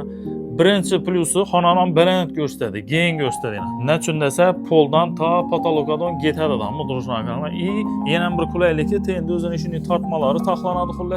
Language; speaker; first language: Uzbek; native; Uzbek